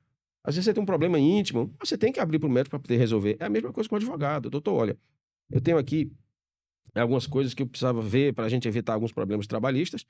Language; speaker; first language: Portuguese; native; Portuguese